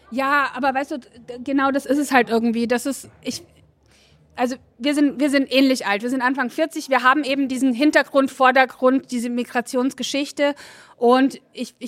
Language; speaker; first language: German; early bilingual, other home language; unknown